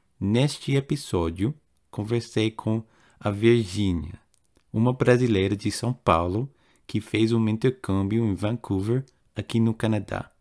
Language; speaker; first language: Portuguese; non-native, fluent; English